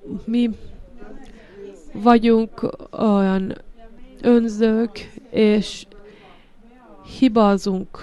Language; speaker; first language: Hungarian; non-native, learner; Finnish